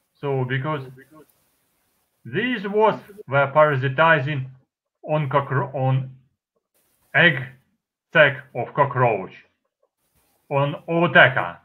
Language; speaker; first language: English; non-native, fluent; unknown